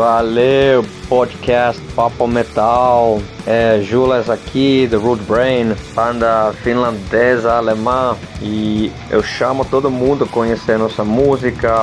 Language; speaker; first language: Portuguese; non-native, learner; Finnish